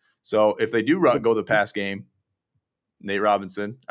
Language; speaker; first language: English; native; English